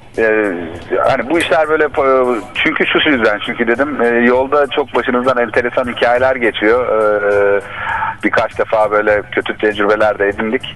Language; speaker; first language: Turkish; native; Turkish